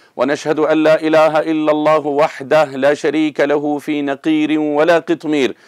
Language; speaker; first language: Arabic; non-native, fluent; English